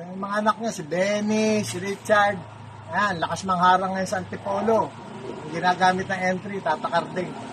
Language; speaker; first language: Filipino; native; Filipino